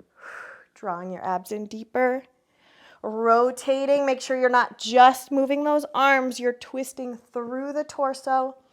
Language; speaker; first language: English; native; English